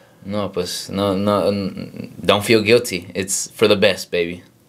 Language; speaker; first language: English; early bilingual, other home language; Spanish